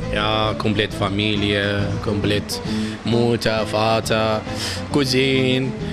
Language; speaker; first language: German; non-native, learner; Italian